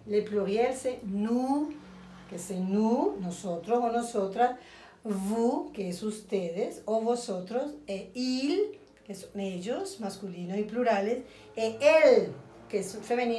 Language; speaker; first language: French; non-native, fluent; Spanish